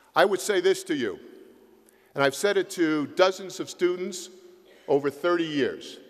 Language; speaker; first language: English; native; English